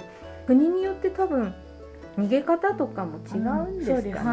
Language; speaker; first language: Japanese; native; Japanese